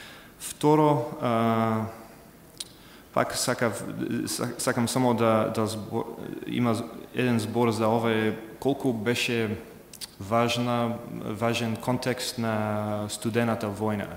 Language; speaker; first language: Macedonian; non-native, fluent; English